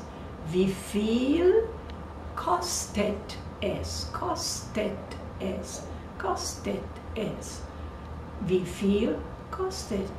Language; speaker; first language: German; non-native, fluent; Portuguese